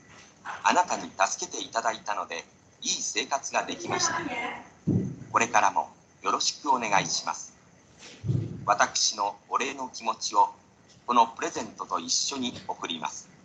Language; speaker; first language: Japanese; non-native, learner; Indonesian